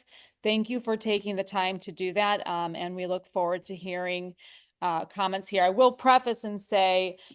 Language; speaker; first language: English; native; English